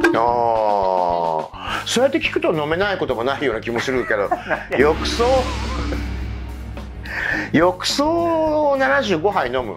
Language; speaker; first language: Japanese; native; Japanese